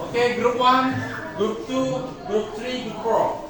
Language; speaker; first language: English; non-native, learner; Indonesian